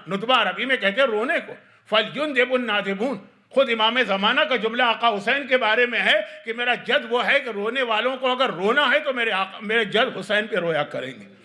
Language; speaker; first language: Urdu; native; Urdu